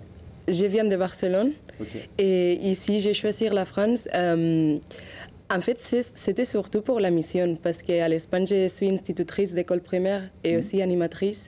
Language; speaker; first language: French; non-native, learner; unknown